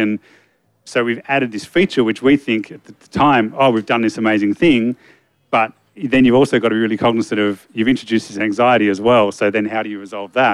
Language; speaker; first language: English; native; English